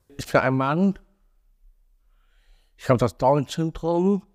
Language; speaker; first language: German; non-native, learner; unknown